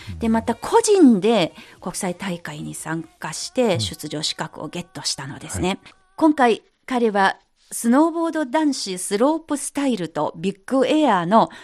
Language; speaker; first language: Japanese; non-native, fluent; Chinese